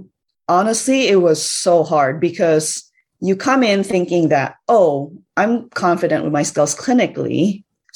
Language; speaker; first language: English; non-native, local second language; Cebuano